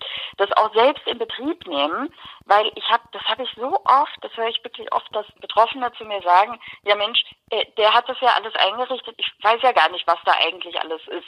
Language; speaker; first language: German; native; German